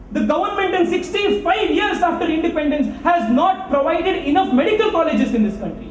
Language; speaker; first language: English; non-native, local second language; Kannada